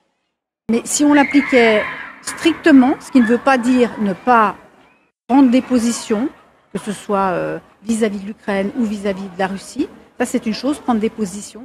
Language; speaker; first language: French; native; French